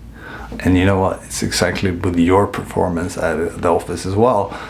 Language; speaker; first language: English; non-native, fluent; Swedish